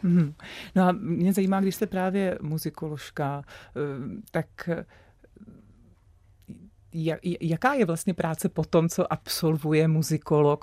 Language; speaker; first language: Czech; native; Czech